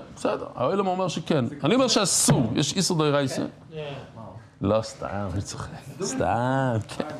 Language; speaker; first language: Hebrew; non-native, fluent; English